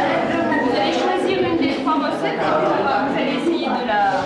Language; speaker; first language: French; native; French